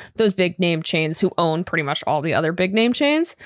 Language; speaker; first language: English; native; English